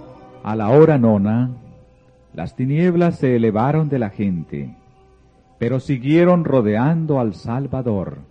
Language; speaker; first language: Spanish; native; Spanish